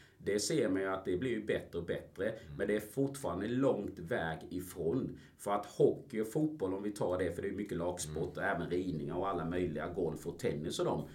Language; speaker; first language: Swedish; early bilingual, other home language; Spanish